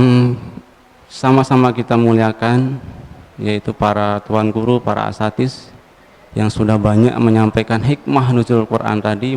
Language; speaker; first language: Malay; non-native, local second language; Sasak